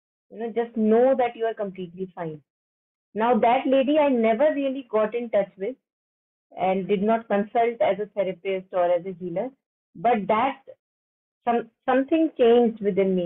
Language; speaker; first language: English; non-native, local second language; Hindi